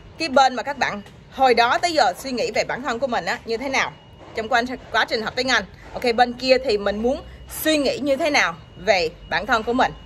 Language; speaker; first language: Vietnamese; early bilingual, heritage; Vietnamese